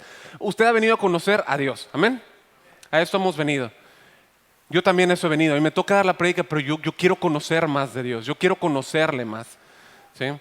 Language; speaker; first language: Spanish; native; Spanish